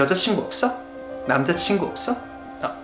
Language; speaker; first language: Korean; non-native, fluent; French